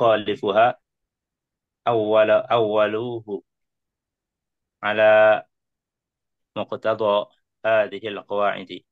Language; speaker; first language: Arabic; non-native, fluent; Indonesian